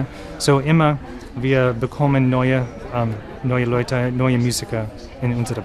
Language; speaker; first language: German; non-native, learner; English